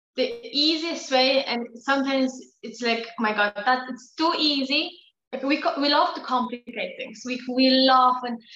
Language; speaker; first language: English; non-native, fluent; Polish